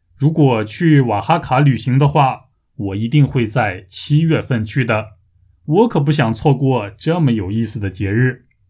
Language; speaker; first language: Chinese; native; Chinese